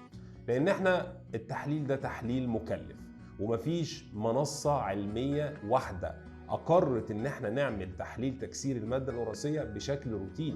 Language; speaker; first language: Arabic; native; Arabic